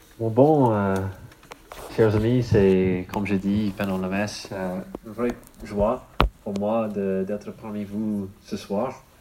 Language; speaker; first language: French; non-native, fluent; English